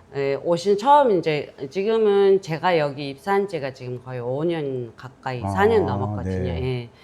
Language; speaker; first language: Korean; non-native, fluent; Mongolian